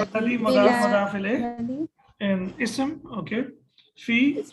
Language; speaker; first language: Arabic; non-native, fluent; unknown